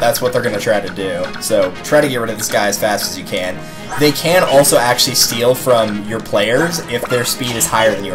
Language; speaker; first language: English; native; English